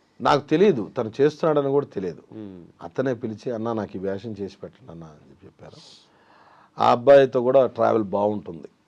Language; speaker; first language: Telugu; native; Telugu